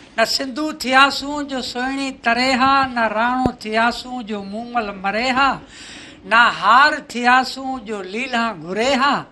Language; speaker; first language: Sindhi; native; Sindhi